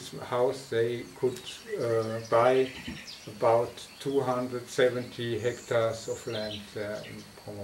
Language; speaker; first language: English; non-native, fluent; German